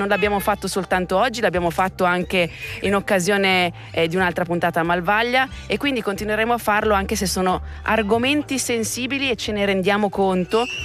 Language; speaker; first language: Italian; native; Italian